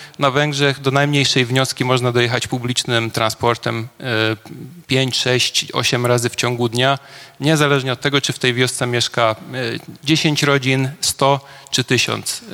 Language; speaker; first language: Polish; non-native, fluent; Hungarian